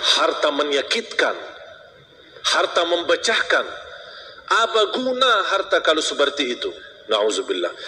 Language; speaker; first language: Malay; non-native, fluent; Arabic